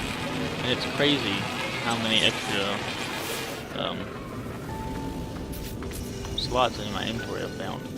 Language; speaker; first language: English; native; English